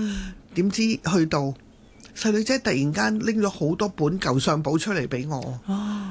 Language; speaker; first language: Cantonese; native; Cantonese